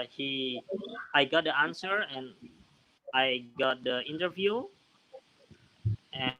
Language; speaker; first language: English; non-native, learner; Indonesian